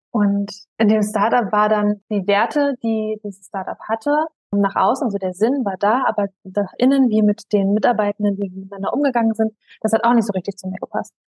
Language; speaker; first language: German; native; German